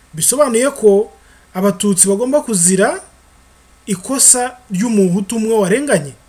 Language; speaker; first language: Kinyarwanda; early bilingual, heritage; Kinyarwanda